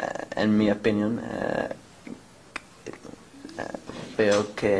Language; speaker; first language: Spanish; non-native, learner; English